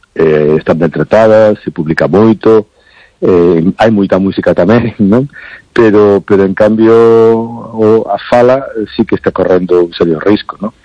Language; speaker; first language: Galician; non-native, local second language; Spanish